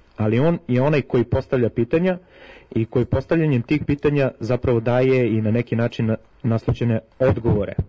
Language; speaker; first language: Serbian; native; Serbian